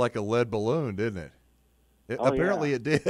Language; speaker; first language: English; native; English